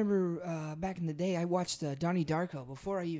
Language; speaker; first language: English; early bilingual, other home language; Spanish